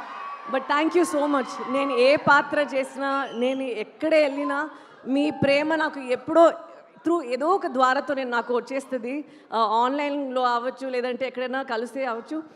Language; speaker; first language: Telugu; non-native, local second language; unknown